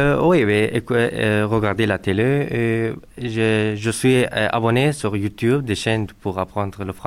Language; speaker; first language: French; non-native, learner; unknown